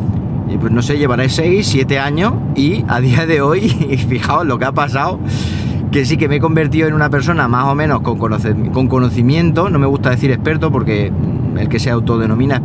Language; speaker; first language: Spanish; native; Spanish